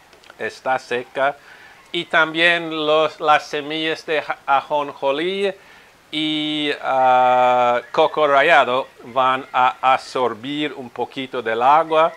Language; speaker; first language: Spanish; non-native, fluent; Italian